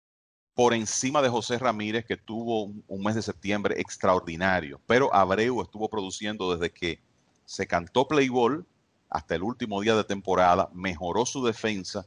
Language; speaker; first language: Spanish; native; Spanish